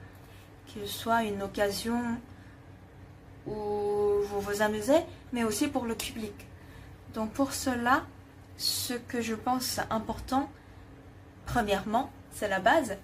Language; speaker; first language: French; non-native, fluent; Korean